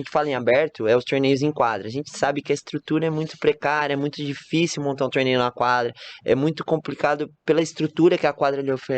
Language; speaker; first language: Portuguese; native; Portuguese